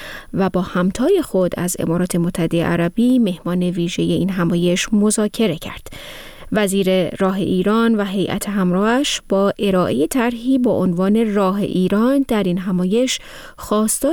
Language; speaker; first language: Persian; native; Persian